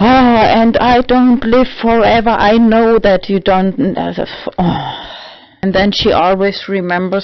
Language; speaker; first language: English; non-native, learner; German